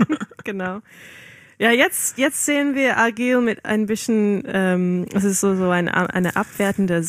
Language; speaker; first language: German; non-native, fluent; English